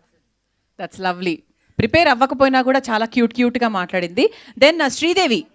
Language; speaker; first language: Telugu; native; Telugu